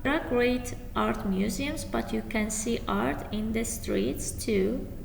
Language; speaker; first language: English; non-native, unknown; Azerbaijani